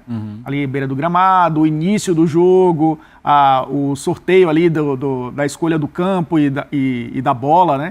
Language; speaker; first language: Portuguese; native; Portuguese